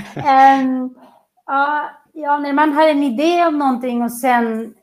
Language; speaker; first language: Swedish; non-native, fluent; Spanish